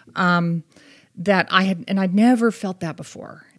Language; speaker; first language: English; native; English